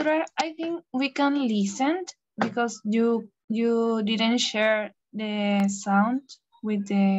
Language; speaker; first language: English; non-native, learner; Spanish